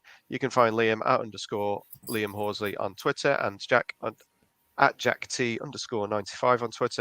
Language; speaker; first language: English; native; English